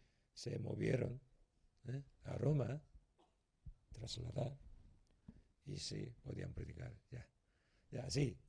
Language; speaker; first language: Spanish; non-native, learner; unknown